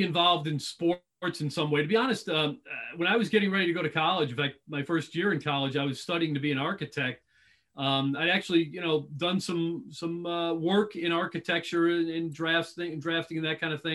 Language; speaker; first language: English; native; English